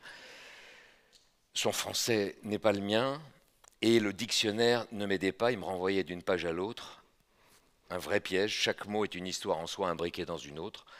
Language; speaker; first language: French; native; French